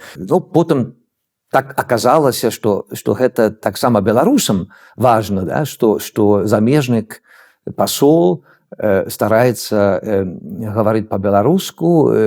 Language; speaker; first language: Belarusian; non-native, fluent; Swedish